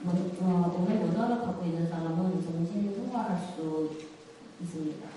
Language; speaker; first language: Korean; non-native, fluent; Chinese